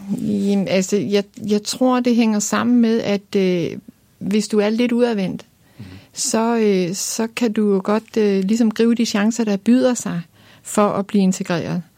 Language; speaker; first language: Danish; native; Danish